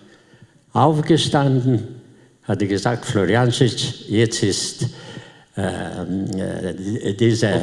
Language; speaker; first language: German; non-native, learner; Slovenian